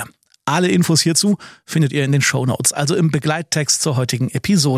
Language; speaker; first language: German; native; German